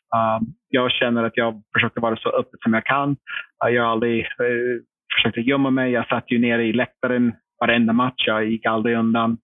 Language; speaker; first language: Swedish; non-native, fluent; English